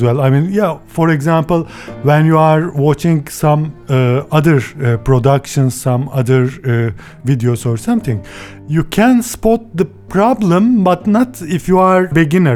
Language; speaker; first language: English; non-native, fluent; Turkish